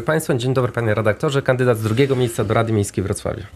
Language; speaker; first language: Polish; native; Polish